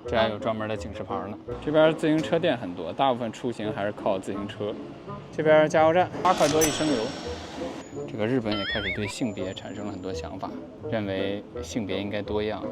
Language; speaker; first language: Chinese; native; Chinese